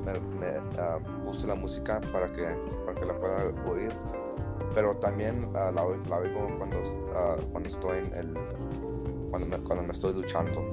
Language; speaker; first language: Spanish; early bilingual, heritage; Spanish